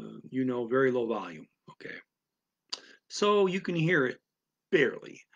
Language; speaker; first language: English; native; English